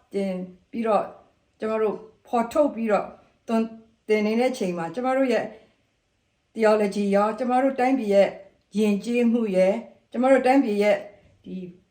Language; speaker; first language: Burmese; non-native, local second language; S'gaw Karen